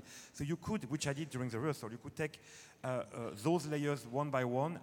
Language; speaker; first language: English; non-native, fluent; French